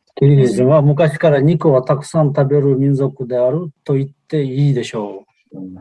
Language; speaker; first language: Japanese; non-native, fluent; Kyrgyz